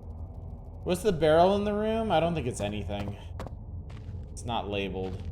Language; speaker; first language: English; native; English